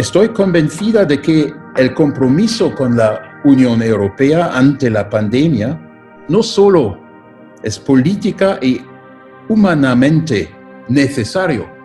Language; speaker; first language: Spanish; non-native, fluent; German